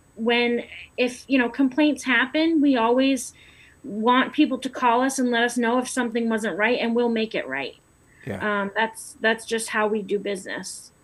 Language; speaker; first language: English; native; English